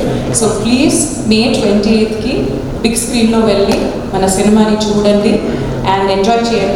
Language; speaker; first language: Telugu; non-native, learner; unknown